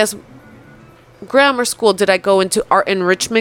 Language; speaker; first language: English; early bilingual, other home language; Polish